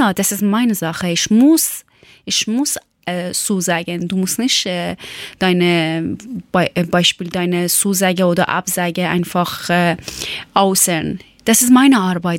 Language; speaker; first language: German; non-native, learner; Persian